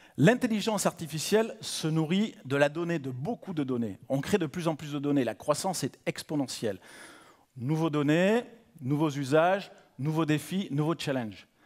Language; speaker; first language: French; native; French